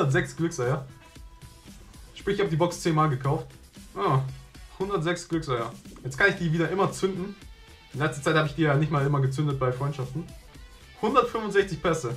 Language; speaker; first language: German; native; German